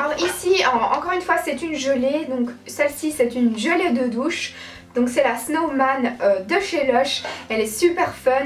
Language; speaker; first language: French; native; French